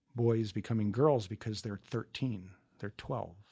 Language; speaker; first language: English; native; English